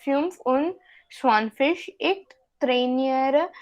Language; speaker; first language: German; non-native, learner; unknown